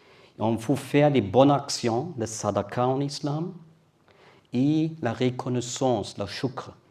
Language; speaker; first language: French; non-native, learner; German